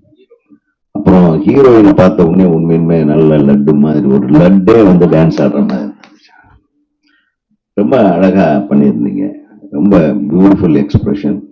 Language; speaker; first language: Tamil; native; Tamil